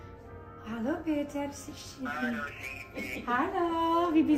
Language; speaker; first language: German; non-native, learner; English